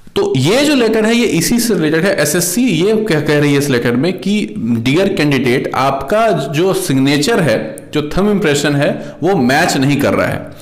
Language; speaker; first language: Hindi; native; Hindi